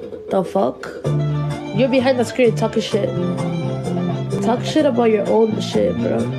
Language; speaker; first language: English; early bilingual, other home language; Spanish